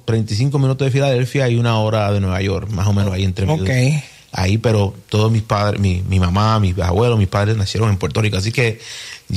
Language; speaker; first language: Spanish; early bilingual, heritage; Spanish